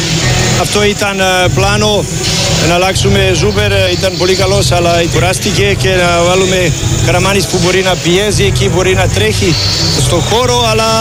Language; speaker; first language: Greek; non-native, fluent; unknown